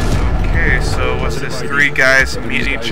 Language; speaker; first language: English; native; English